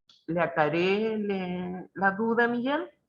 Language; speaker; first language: Spanish; native; Spanish